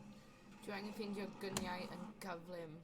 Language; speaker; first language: Welsh; non-native, learner; English